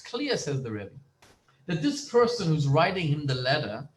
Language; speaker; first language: English; native; English